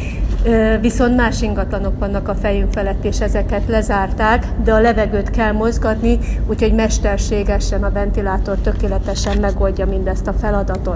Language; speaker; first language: Hungarian; native; Hungarian